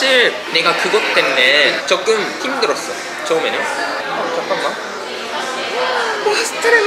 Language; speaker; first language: Korean; non-native, fluent; Japanese